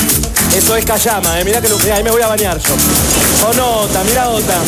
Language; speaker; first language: Spanish; native; Spanish